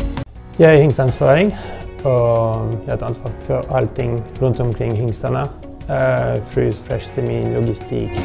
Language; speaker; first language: Swedish; non-native, fluent; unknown